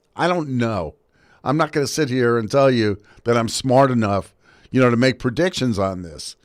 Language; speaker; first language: English; native; English